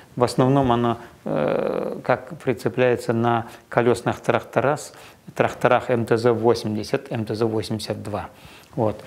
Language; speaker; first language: Russian; non-native, local second language; Kazakh